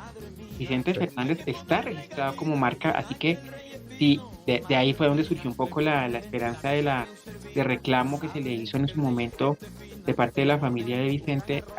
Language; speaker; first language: Spanish; native; Spanish